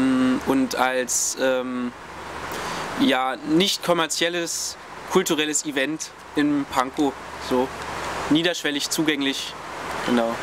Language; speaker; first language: German; native; German